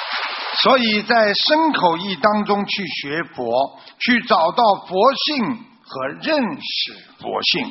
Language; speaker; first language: Chinese; native; Chinese